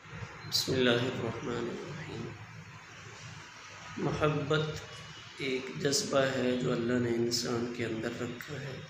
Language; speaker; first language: Urdu; native; Urdu